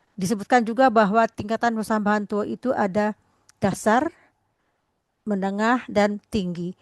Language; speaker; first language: Malay; non-native, local second language; Minangkabau